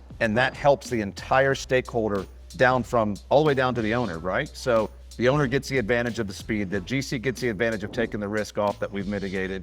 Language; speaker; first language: English; native; English